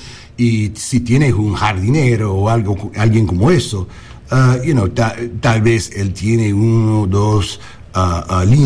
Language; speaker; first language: Spanish; early bilingual, heritage; English